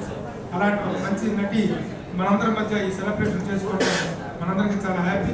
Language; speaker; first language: Telugu; native; Telugu